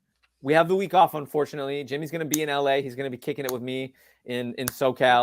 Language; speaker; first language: English; native; English